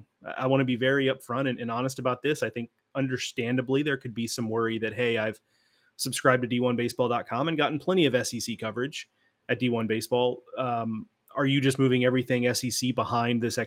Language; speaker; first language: English; native; English